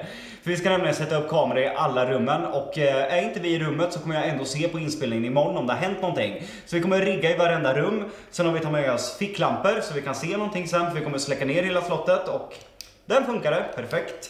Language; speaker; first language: Swedish; native; Swedish